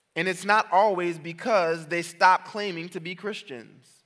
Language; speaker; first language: English; native; English